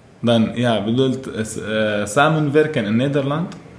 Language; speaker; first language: Dutch; non-native, learner; Arabic